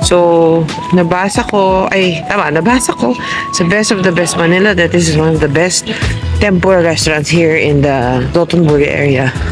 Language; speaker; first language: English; non-native, local second language; Filipino